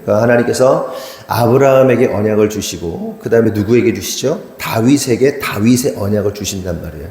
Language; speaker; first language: Korean; native; Korean